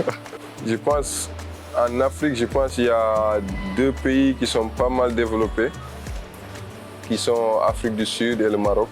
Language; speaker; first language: French; non-native, local second language; Wolof